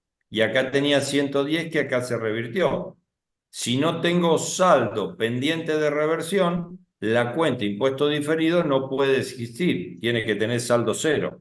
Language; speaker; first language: Spanish; native; Spanish